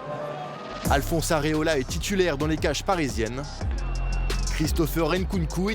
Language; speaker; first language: French; native; French